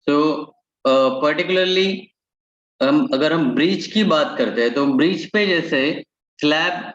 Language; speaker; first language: Hindi; non-native, local second language; Marathi